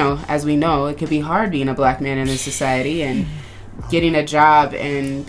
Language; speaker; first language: English; native; English